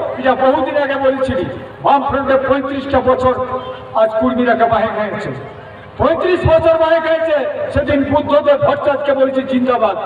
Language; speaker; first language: Bangla; non-native, local second language; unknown